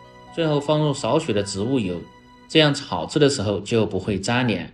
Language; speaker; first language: Chinese; native; Chinese